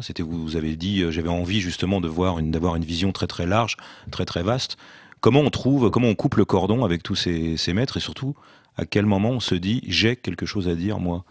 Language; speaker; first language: French; native; French